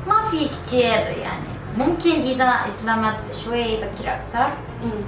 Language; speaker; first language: Arabic; non-native, learner; Korean